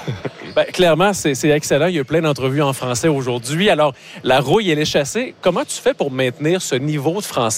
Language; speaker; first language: French; native; French